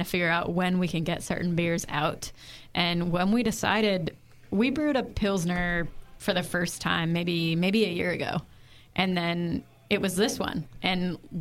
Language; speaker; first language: English; native; English